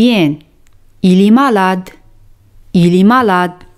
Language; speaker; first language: French; non-native, fluent; Spanish